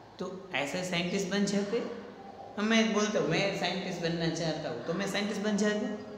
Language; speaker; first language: Hindi; non-native, local second language; Gujarati